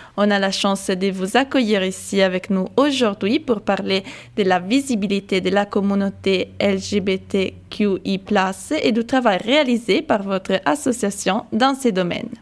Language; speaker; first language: French; non-native, fluent; Italian